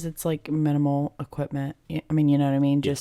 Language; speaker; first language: English; native; English